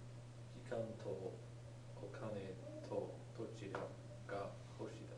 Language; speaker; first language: Japanese; non-native, learner; English